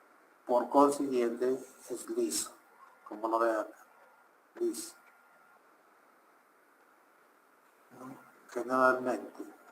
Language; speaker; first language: Spanish; native; Spanish